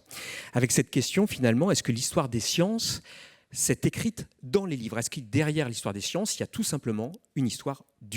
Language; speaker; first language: French; native; French